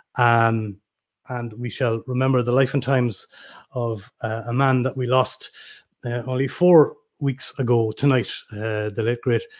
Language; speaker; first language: English; native; English